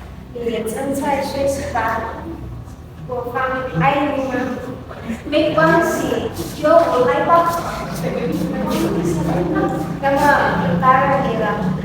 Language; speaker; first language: Chinese; non-native, learner; Indonesian